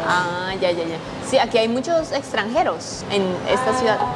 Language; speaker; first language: Spanish; native; Spanish